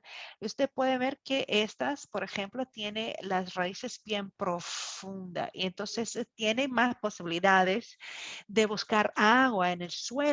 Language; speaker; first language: Spanish; non-native, fluent; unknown